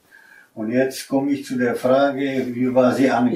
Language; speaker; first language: German; non-native, fluent; Polish